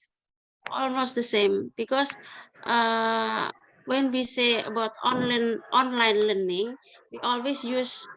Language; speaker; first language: English; non-native, learner; Indonesian